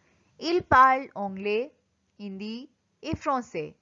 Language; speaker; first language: French; non-native, fluent; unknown